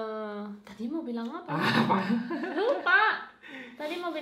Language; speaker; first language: Indonesian; non-native, fluent; Spanish